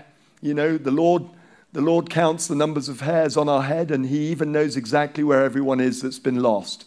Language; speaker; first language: English; non-native, local second language; Hausa